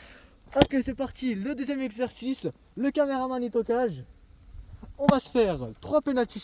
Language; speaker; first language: French; native; French